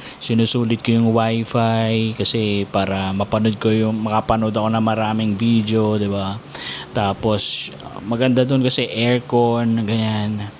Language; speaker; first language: Filipino; native; Filipino